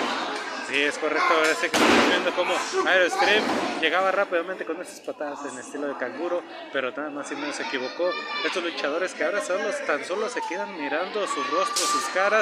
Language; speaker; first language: Spanish; native; Spanish